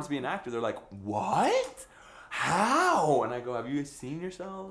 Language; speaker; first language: English; early bilingual, other home language; Spanish